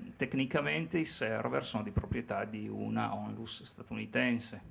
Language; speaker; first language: Italian; native; Italian